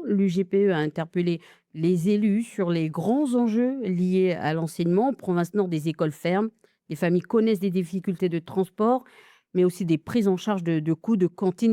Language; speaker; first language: French; native; French